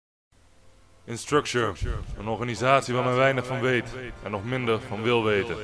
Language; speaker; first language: Dutch; native; Dutch